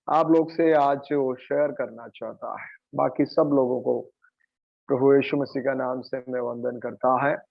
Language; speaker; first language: Hindi; non-native, local second language; Malayalam